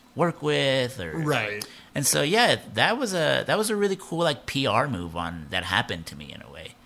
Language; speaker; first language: English; early bilingual, other home language; Spanish